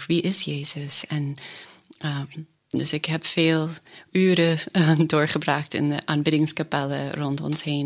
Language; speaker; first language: Dutch; non-native, fluent; English